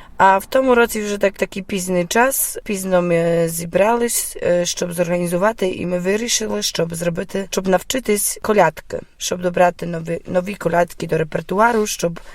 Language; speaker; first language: Polish; non-native, local second language; Ukrainian